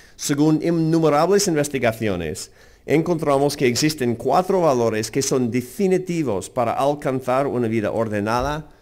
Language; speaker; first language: Spanish; non-native, fluent; English